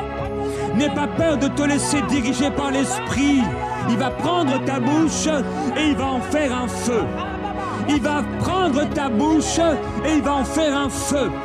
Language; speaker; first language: French; native; French